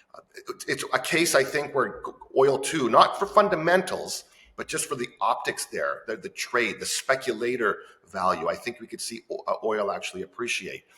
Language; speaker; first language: English; native; English